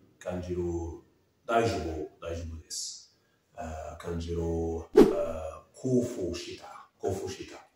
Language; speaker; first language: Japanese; non-native, learner; Arabic